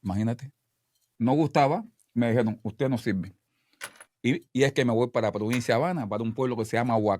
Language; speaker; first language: Spanish; native; Spanish